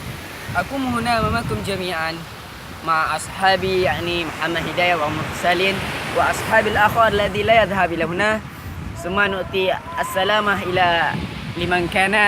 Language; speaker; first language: Arabic; non-native, learner; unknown